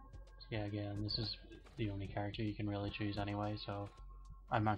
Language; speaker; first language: English; native; English